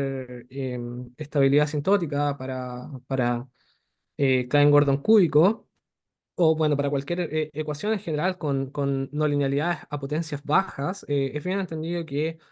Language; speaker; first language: Spanish; native; Spanish